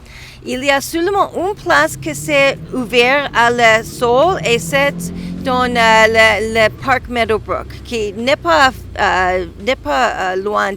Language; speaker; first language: French; non-native, learner; English